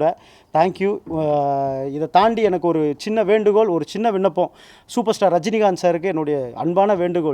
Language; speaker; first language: Tamil; native; Tamil